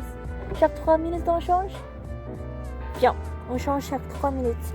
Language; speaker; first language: French; non-native, learner; Indonesian